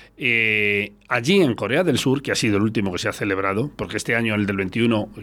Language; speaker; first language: Spanish; native; Spanish